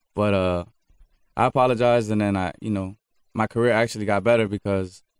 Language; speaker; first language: English; native; English